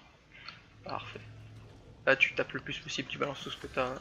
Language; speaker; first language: French; native; French